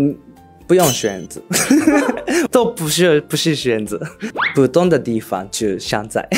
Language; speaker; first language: Chinese; non-native, learner; Japanese